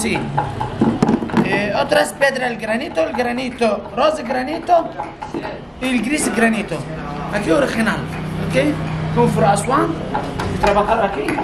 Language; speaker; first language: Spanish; non-native, learner; Arabic